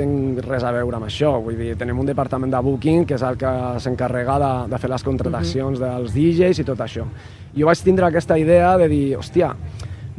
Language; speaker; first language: Catalan; non-native, local second language; Spanish